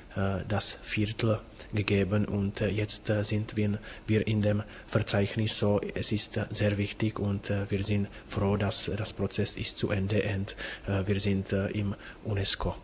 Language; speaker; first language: German; non-native, fluent; Czech